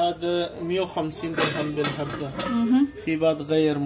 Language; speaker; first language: Arabic; non-native, learner; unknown